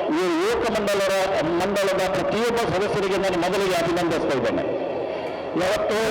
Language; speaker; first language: Kannada; non-native, local second language; Tulu